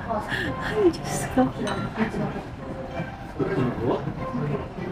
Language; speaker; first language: Japanese; non-native, learner; Filipino